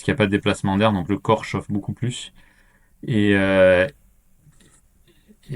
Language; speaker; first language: French; native; French